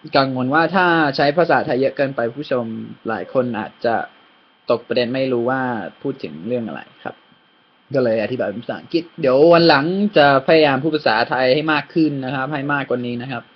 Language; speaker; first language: Thai; non-native, fluent; English